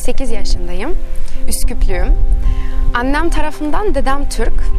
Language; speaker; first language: Turkish; non-native, fluent; Macedonian